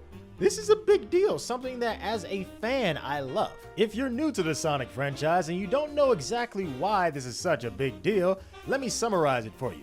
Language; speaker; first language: English; native; English